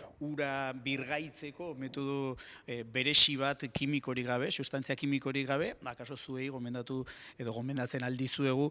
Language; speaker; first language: Basque; native; Basque